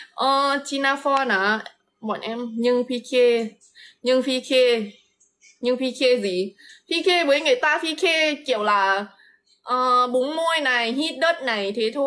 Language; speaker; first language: Vietnamese; non-native, fluent; Lao